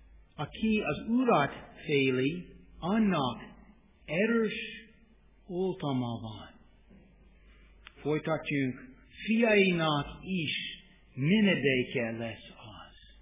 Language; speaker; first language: Hungarian; non-native, fluent; English